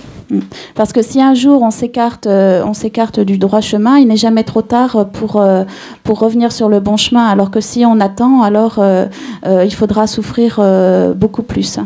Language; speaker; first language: French; native; French